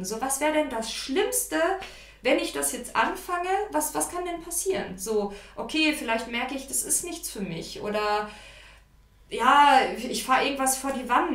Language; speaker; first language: German; native; German